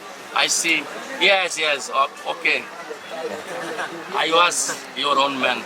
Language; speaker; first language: English; non-native, learner; Bangla